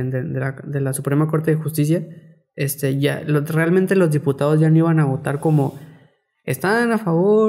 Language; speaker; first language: Spanish; native; Spanish